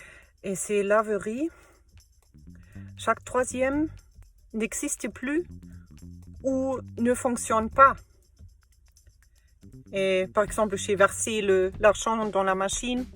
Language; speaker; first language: French; non-native, learner; German